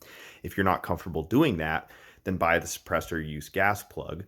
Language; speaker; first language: English; native; English